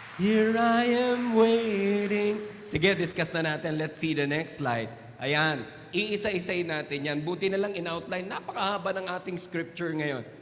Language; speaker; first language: Filipino; non-native, local second language; Waray